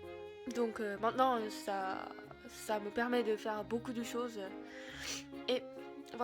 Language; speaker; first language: French; non-native, learner; Japanese